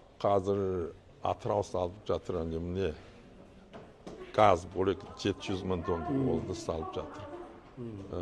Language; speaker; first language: Kazakh; non-native, learner; Chinese